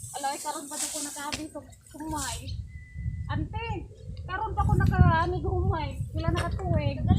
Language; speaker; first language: Filipino; native; Filipino